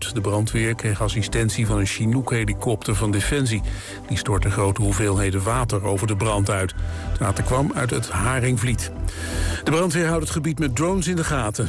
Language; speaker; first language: Dutch; native; Dutch